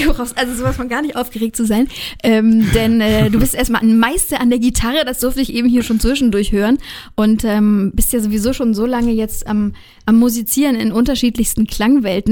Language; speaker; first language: German; native; German